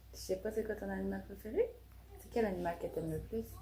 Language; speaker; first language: French; native; French